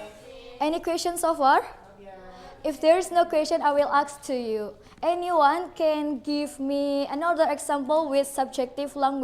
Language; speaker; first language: English; non-native, learner; Indonesian